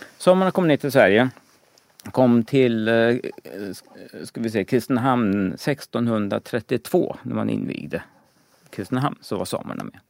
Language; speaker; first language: Swedish; native; Swedish